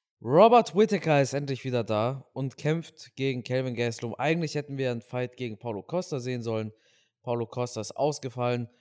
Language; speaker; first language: German; native; German